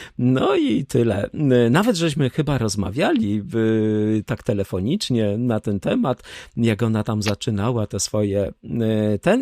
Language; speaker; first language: Polish; native; Polish